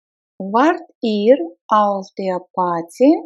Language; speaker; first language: German; non-native, fluent; Russian